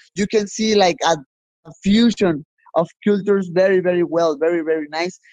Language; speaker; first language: English; non-native, learner; Spanish